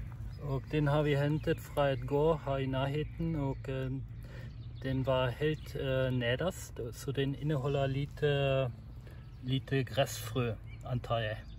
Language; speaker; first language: Norwegian; non-native, fluent; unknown